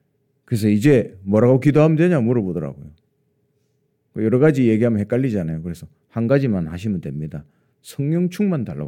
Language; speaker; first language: Korean; native; Korean